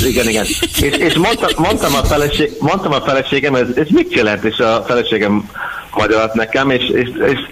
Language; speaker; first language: Hungarian; non-native, learner; English